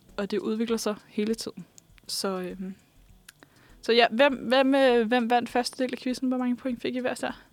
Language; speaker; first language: Danish; native; Danish